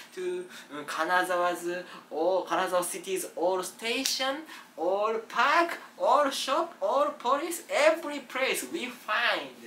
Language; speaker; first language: English; non-native, learner; Japanese